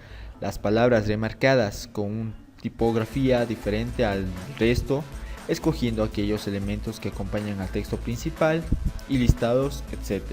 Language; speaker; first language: Spanish; native; Spanish